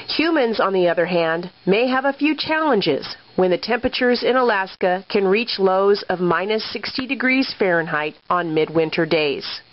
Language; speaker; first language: English; native; English